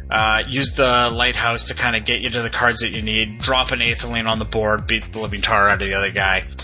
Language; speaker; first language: English; native; English